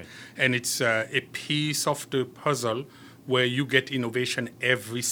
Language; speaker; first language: English; non-native, local second language; French